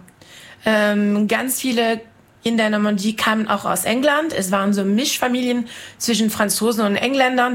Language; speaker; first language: German; non-native, fluent; French